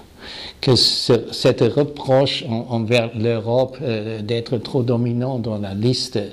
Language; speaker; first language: French; non-native, fluent; German